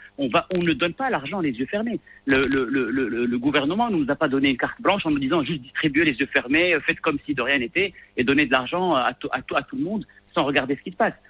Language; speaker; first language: French; non-native, local second language; Arabic